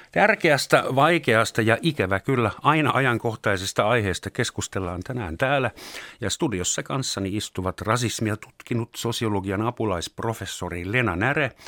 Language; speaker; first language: Finnish; non-native, fluent; German